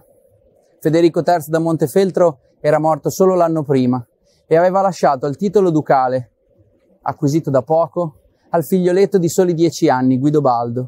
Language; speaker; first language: Italian; native; Italian